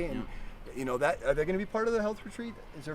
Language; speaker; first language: English; native; English